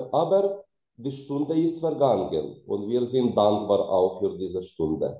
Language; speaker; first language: German; non-native, fluent; Ukrainian